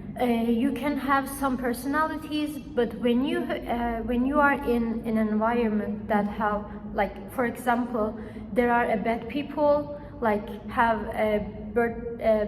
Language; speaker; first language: English; non-native, learner; Turkish